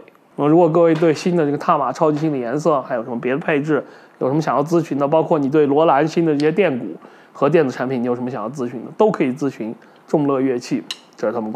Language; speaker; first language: Chinese; native; Chinese